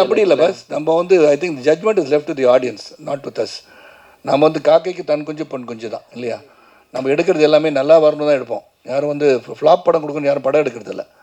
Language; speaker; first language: Tamil; native; Tamil